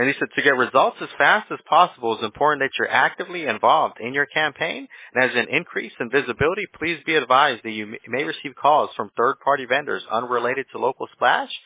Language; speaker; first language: English; early bilingual, other home language; Spanish